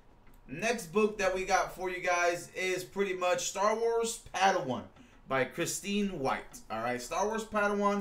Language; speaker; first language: English; native; English